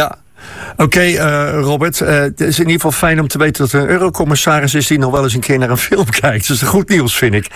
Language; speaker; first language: Dutch; native; Dutch